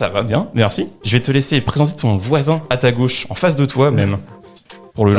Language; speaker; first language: French; native; French